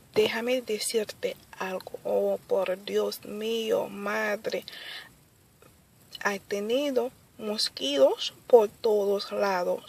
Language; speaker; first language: Spanish; early bilingual, other home language; Haitian Creole